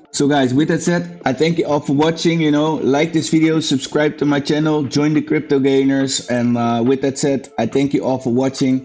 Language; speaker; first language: English; non-native, fluent; Dutch